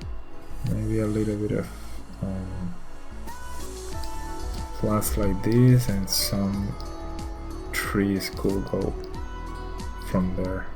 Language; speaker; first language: English; non-native, fluent; Spanish